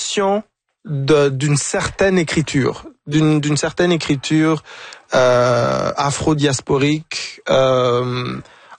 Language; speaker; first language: French; non-native, local second language; Kinyarwanda